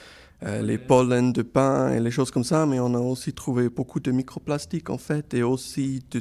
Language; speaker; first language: French; non-native, local second language; German